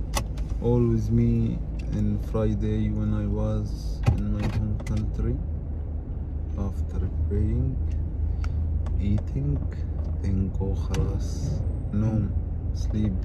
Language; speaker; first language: English; non-native, learner; Arabic